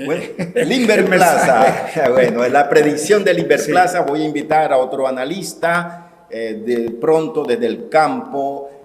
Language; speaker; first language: Spanish; native; Spanish